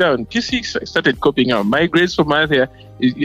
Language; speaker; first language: English; non-native, local second language; Ganda